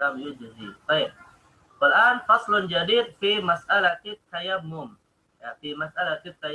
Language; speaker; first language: Arabic; non-native, fluent; Indonesian